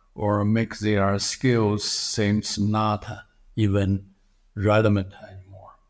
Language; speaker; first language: English; non-native, fluent; Chinese